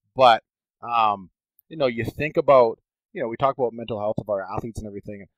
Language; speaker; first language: English; native; English